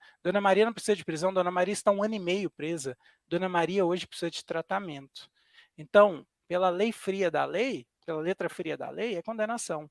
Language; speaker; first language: Portuguese; native; Portuguese